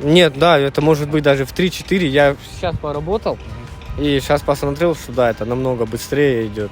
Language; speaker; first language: Russian; native; Russian